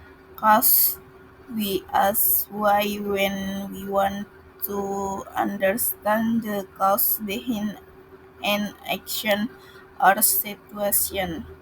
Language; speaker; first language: English; non-native, learner; Indonesian